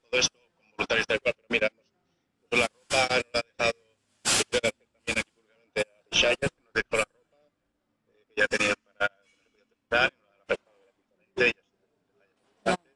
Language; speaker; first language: Spanish; native; Spanish